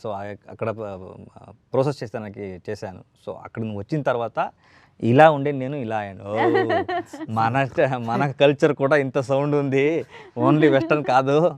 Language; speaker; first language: Telugu; non-native, learner; Kannada